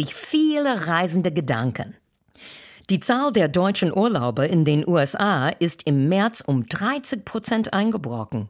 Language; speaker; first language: German; non-native, fluent; English